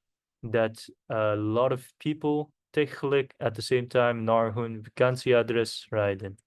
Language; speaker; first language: Dutch; non-native, learner; Korean